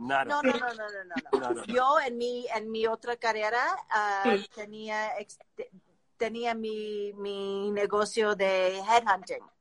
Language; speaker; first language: Spanish; non-native, learner; English